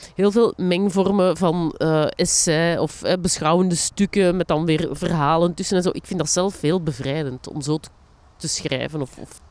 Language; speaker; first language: Dutch; native; Dutch